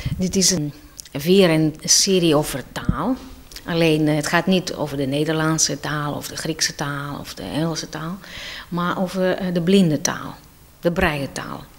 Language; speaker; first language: Dutch; non-native, fluent; Greek